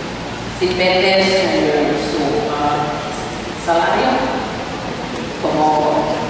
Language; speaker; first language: Spanish; non-native, learner; Finnish